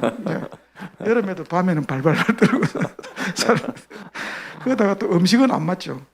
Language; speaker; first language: Korean; native; Korean